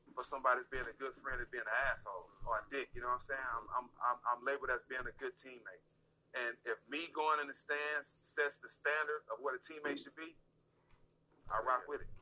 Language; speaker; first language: English; native; English